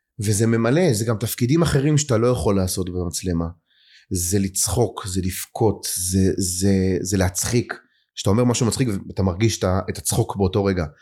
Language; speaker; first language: Hebrew; native; Hebrew